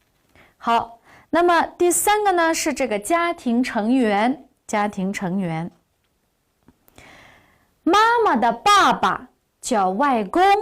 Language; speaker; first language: Chinese; non-native, local second language; Uyghur